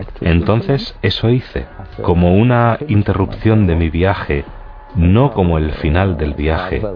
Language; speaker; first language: Spanish; non-native, fluent; German